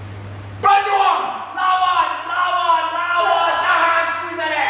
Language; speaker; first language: Indonesian; non-native, fluent; English